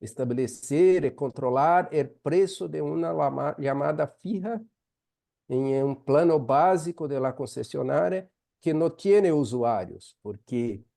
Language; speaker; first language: Spanish; non-native, fluent; Portuguese